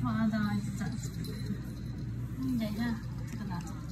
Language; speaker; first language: Chinese; native; Chinese